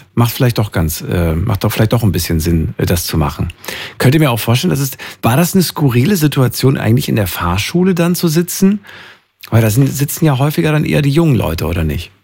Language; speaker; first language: German; native; German